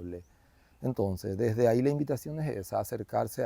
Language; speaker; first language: Spanish; native; Spanish